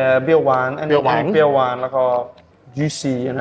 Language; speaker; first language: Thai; non-native, learner; English